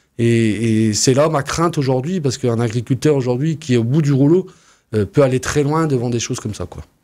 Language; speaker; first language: French; native; French